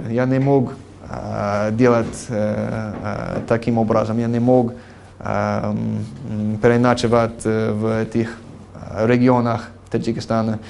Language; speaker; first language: Russian; non-native, fluent; English